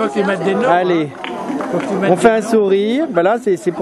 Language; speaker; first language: French; native; French